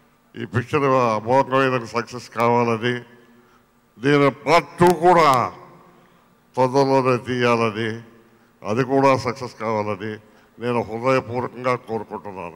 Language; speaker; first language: Telugu; native; Telugu